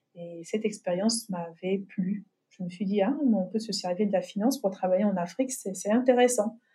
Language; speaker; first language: French; native; French